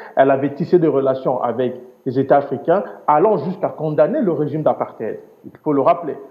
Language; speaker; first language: French; native; French